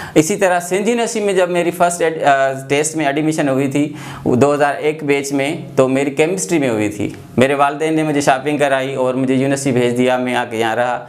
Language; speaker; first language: Urdu; non-native, local second language; Sindhi